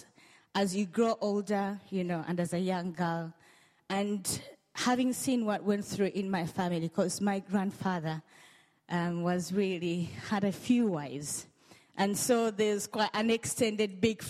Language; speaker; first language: English; non-native, local second language; Ganda